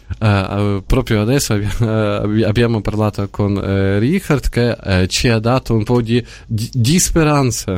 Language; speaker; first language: Italian; non-native, fluent; Ukrainian